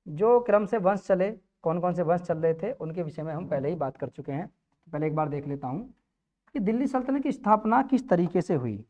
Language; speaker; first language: Hindi; native; Hindi